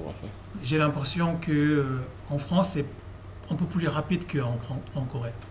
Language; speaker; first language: French; non-native, learner; Korean